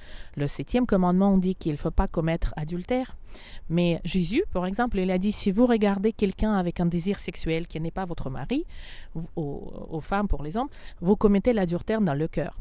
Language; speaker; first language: French; non-native, fluent; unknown